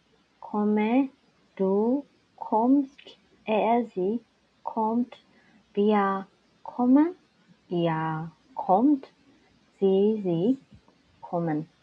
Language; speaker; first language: German; non-native, learner; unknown